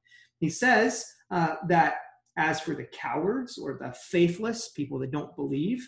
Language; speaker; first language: English; native; English